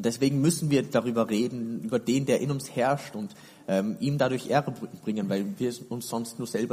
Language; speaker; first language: German; native; German